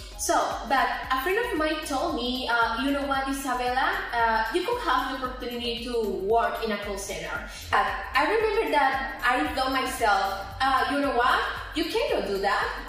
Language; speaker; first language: English; non-native, learner; Spanish